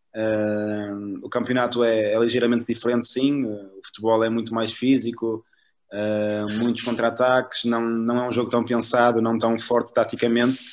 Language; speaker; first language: Portuguese; native; Portuguese